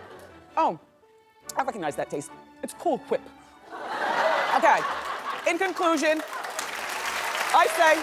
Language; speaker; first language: English; native; English